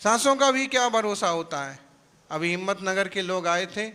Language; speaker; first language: Hindi; non-native, local second language; Gujarati